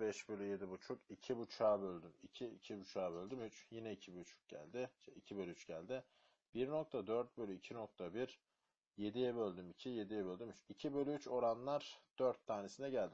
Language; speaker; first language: Turkish; native; Turkish